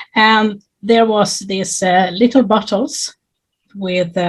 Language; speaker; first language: English; non-native, fluent; Swedish